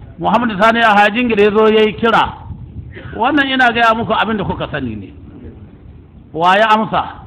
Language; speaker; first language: Hausa; native; Hausa